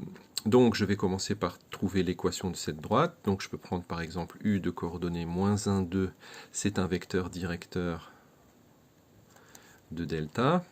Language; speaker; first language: French; native; French